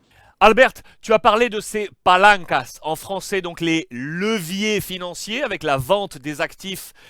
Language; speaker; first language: French; native; French